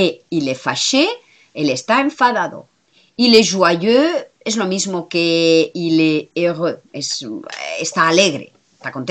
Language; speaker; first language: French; non-native, fluent; Spanish